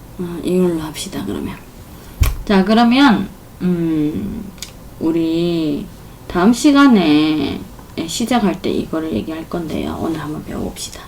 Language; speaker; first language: Korean; non-native, fluent; Chinese